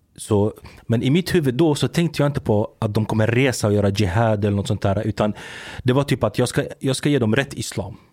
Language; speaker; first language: Swedish; early bilingual, other home language; Arabic